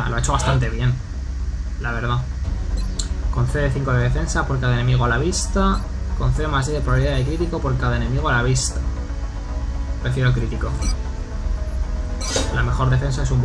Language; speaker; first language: Spanish; native; Spanish